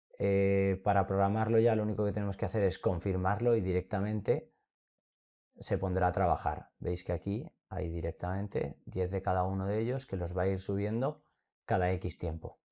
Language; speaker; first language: Spanish; native; Spanish